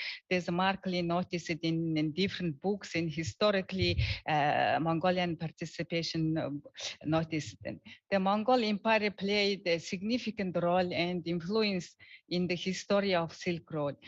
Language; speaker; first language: English; non-native, learner; Mongolian